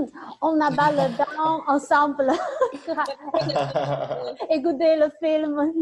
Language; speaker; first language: French; non-native, learner; Chinese